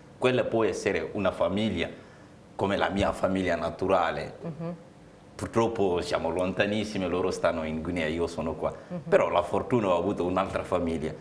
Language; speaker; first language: Italian; non-native, fluent; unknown